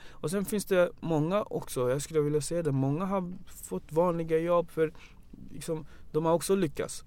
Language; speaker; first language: Swedish; early bilingual, other home language; Wolof